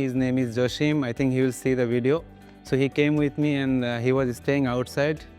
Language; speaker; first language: English; non-native, local second language; Bangla